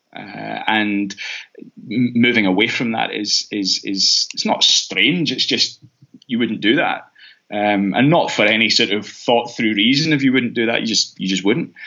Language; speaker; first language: English; native; English